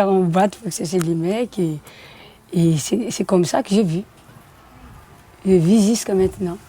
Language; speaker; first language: French; non-native, learner; Malagasy